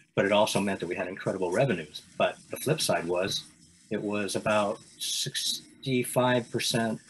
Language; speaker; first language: English; native; English